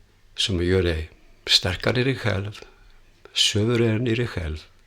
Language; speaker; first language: Swedish; non-native, fluent; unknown